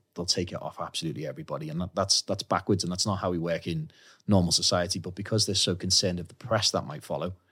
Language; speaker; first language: English; native; English